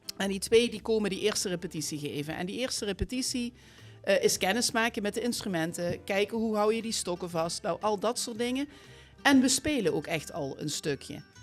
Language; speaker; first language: Dutch; native; Dutch